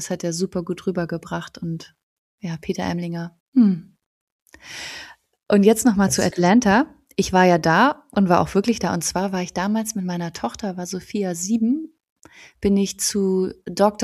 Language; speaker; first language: German; native; German